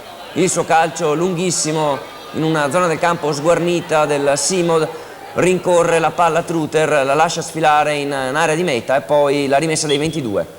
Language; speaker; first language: Italian; native; Italian